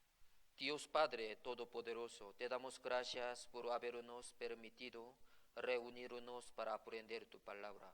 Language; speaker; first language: Spanish; non-native, fluent; Korean